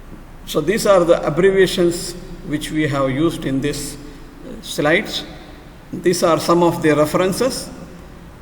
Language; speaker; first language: English; non-native, local second language; Malayalam